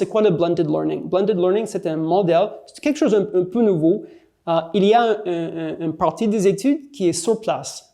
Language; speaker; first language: French; non-native, fluent; English